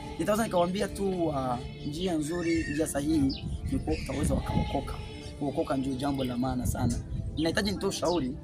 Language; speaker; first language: Swahili; non-native, local second language; Rundi